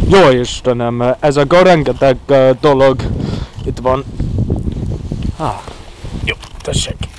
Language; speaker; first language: Hungarian; non-native, learner; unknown